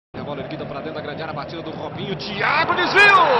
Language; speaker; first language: Portuguese; native; Portuguese